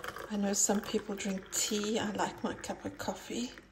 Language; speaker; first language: English; native; English